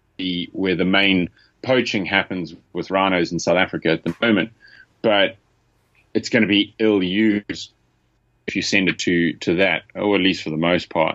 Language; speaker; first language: English; native; English